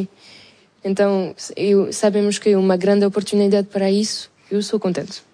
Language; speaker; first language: Portuguese; non-native, learner; French